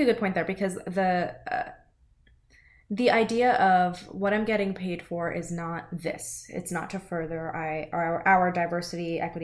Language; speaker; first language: English; native; English